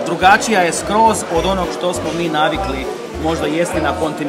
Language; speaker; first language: Croatian; native; Croatian